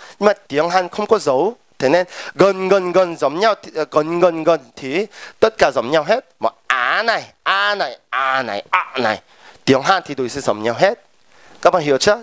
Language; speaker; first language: Vietnamese; non-native, fluent; Korean